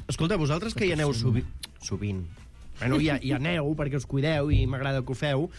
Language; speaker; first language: Catalan; native; Catalan